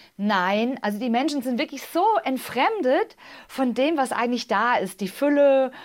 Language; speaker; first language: German; native; German